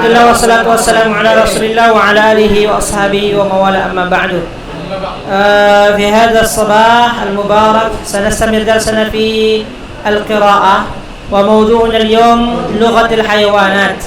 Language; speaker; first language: Arabic; non-native, fluent; Indonesian